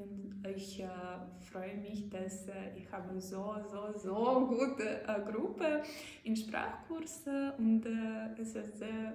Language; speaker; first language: German; non-native, learner; Ukrainian